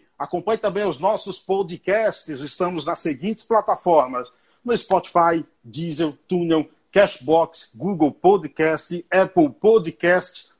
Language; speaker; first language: Portuguese; native; Portuguese